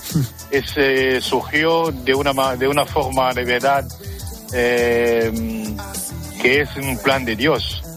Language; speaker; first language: Spanish; non-native, fluent; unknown